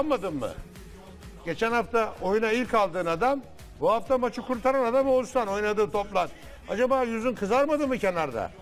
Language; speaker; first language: Turkish; native; Turkish